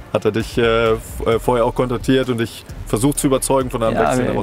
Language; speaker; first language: German; native; German